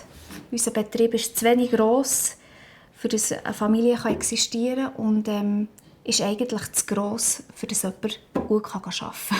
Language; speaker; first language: German; native; German